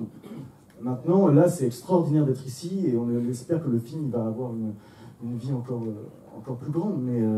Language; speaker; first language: French; native; French